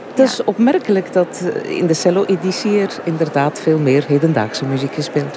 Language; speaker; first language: Dutch; native; Dutch